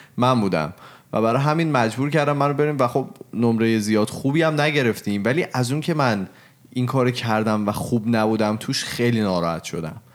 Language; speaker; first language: Persian; native; Persian